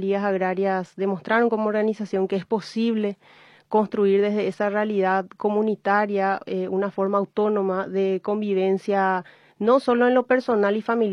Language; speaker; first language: Spanish; native; Spanish